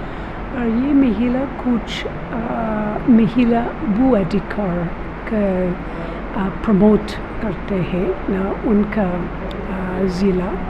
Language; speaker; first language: Hindi; non-native, learner; English